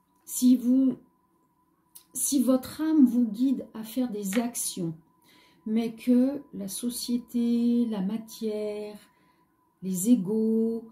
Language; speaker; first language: French; native; French